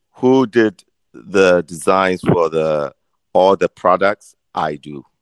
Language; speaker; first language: English; non-native, local second language; Akan